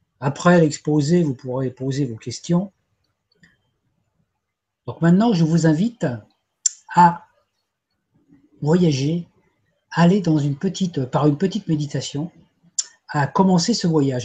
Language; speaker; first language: French; native; French